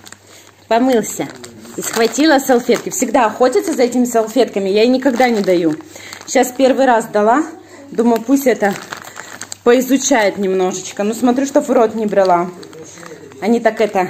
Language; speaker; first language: Russian; native; Russian